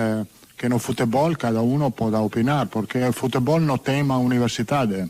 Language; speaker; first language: Portuguese; non-native, learner; Italian